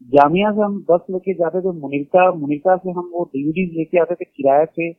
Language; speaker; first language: Hindi; native; Hindi